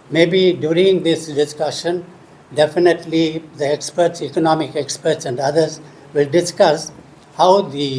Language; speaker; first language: English; non-native, local second language; Tamil